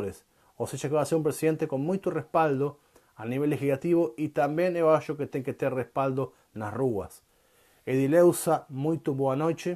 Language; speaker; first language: Portuguese; non-native, learner; Spanish